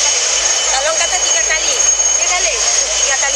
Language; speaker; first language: Indonesian; non-native, local second language; Malay